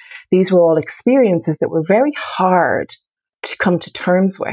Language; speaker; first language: English; native; English